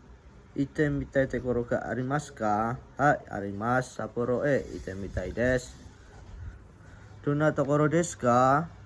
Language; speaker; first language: Japanese; non-native, learner; Indonesian